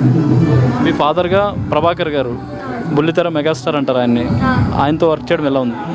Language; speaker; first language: Telugu; native; Telugu